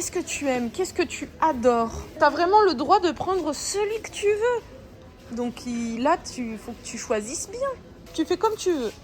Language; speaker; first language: French; native; French